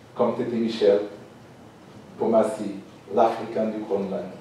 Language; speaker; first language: French; non-native, fluent; Portuguese